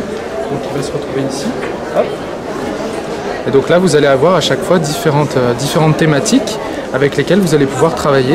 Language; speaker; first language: French; native; French